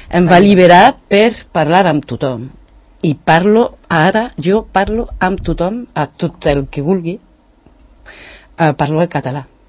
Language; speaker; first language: Catalan; non-native, learner; French